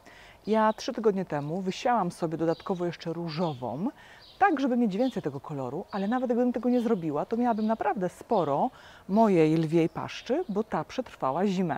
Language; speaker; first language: Polish; native; Polish